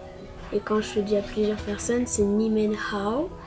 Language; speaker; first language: French; early bilingual, other home language; Cantonese